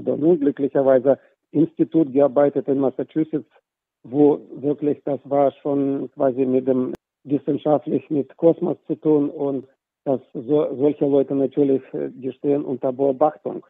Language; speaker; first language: German; non-native, fluent; Russian